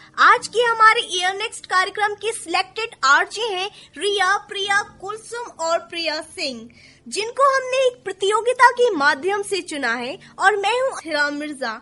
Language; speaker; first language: Hindi; native; Hindi